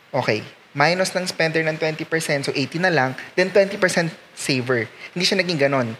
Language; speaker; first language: Filipino; native; Filipino